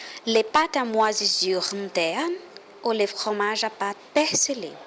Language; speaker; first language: French; non-native, learner; Portuguese